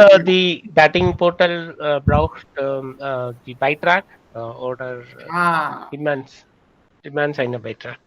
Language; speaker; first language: German; non-native, learner; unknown